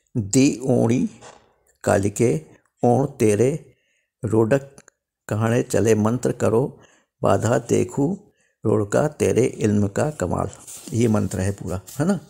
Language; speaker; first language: Hindi; non-native, local second language; Bangla